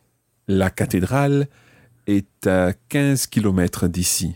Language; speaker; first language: French; non-native, fluent; English